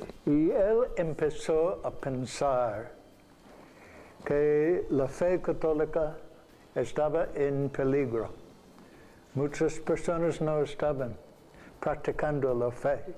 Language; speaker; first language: Spanish; non-native, fluent; English